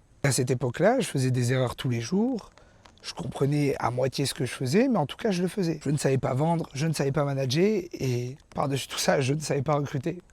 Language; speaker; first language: French; native; French